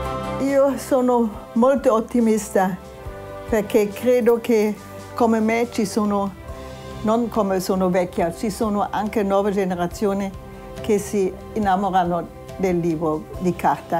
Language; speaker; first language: Italian; non-native, fluent; German